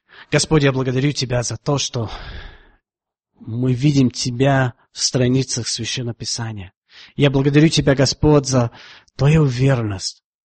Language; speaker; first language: Russian; non-native, fluent; English